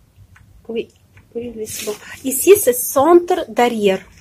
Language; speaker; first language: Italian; non-native, learner; Russian